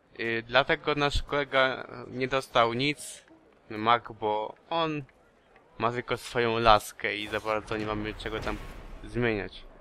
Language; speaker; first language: Polish; early bilingual, heritage; Polish